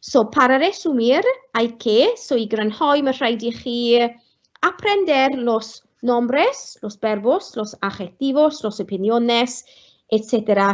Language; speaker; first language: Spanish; non-native, fluent; Welsh